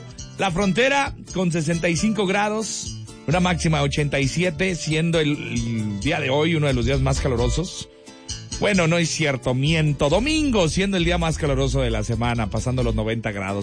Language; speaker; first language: Spanish; native; Spanish